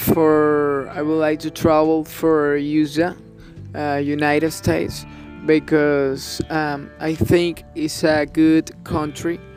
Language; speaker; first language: English; non-native, learner; Spanish